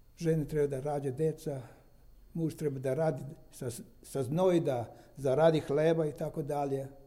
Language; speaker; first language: Serbian; non-native, fluent; Romanian